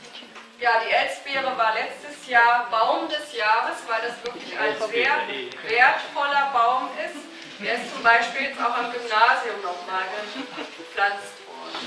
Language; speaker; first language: German; native; German